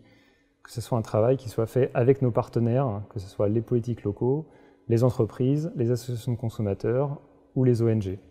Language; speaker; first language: French; native; French